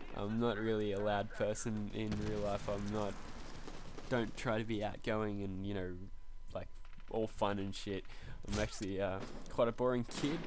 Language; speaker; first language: English; native; English